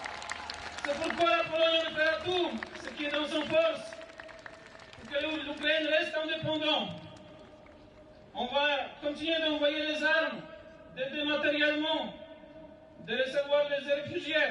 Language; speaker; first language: French; non-native, learner; Polish